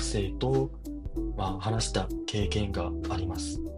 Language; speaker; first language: Japanese; non-native, learner; Korean